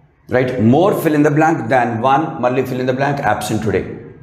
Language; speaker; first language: English; non-native, local second language; Telugu